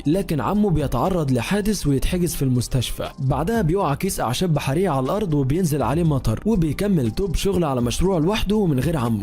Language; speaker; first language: Arabic; native; Arabic